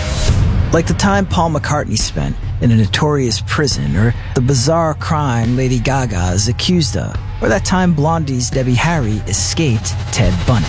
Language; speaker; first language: English; native; English